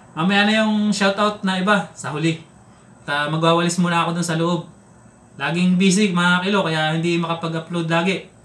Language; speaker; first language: Filipino; non-native, local second language; Cebuano